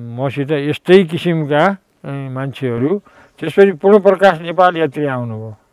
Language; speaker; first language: Nepali; native; Nepali